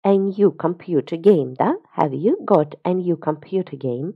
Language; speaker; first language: English; non-native, fluent; Russian